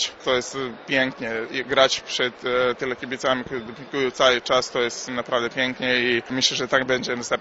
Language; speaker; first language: Polish; non-native, learner; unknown